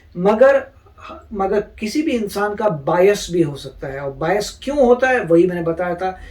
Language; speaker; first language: Hindi; native; Hindi